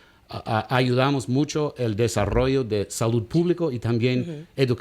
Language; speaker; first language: Spanish; non-native, learner; English